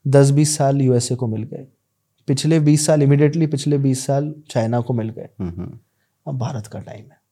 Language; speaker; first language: Hindi; native; Hindi